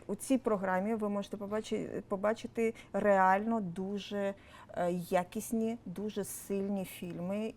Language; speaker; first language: Ukrainian; non-native, local second language; Russian